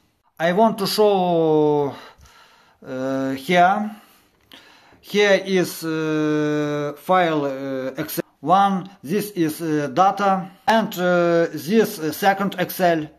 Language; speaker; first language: English; non-native, learner; Ukrainian